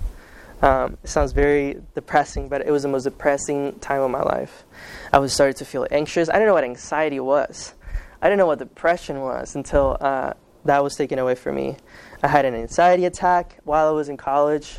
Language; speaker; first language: English; early bilingual, other home language; Spanish